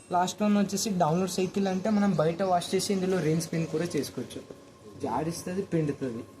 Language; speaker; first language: Telugu; non-native, local second language; Kannada